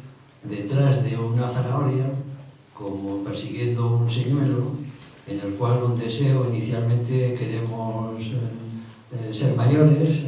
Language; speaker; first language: Spanish; native; Spanish